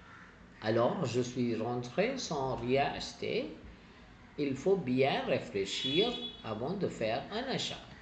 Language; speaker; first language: French; non-native, fluent; Tamil